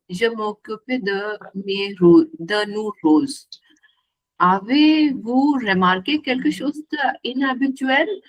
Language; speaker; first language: French; non-native, learner; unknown